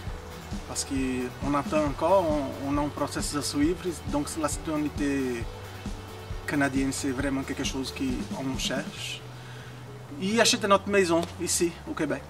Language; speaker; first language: French; non-native, fluent; Portuguese